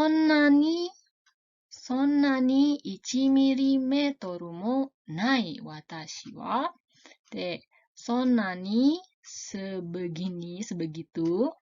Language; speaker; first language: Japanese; non-native, fluent; Indonesian